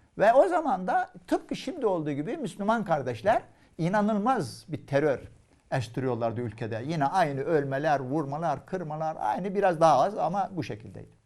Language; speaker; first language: Turkish; non-native, fluent; Arabic